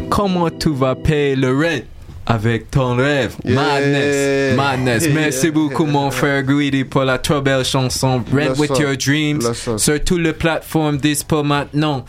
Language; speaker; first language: French; non-native, learner; English